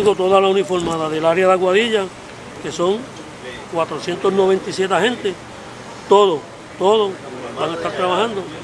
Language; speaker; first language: Spanish; native; Spanish